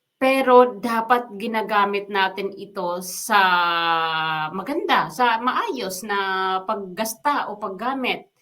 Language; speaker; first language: Filipino; non-native, local second language; Waray